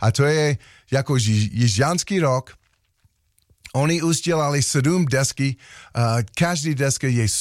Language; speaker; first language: Czech; non-native, learner; English